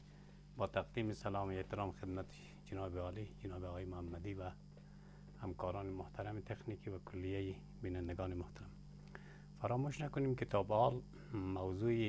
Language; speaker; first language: Persian; native; Persian